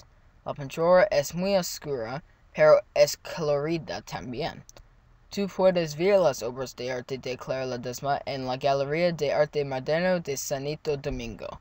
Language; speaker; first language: Spanish; non-native, learner; English